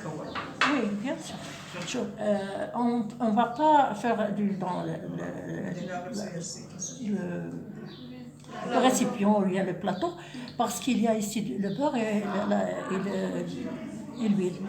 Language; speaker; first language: French; non-native, local second language; Arabic